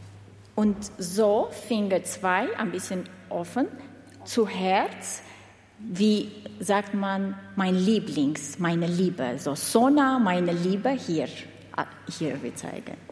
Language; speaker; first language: German; non-native, learner; Armenian